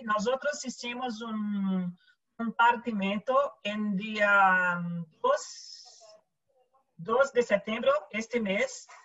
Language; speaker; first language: Spanish; non-native, learner; Portuguese